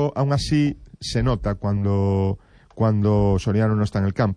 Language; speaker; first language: Spanish; native; Spanish